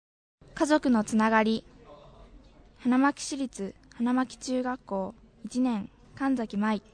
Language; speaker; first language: Japanese; native; Japanese